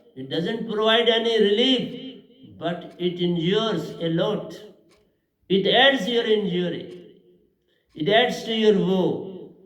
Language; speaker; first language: English; non-native, local second language; Hindi